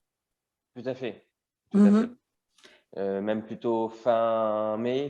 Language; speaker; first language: French; native; French